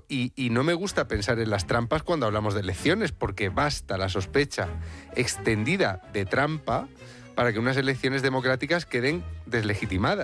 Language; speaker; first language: Spanish; native; Spanish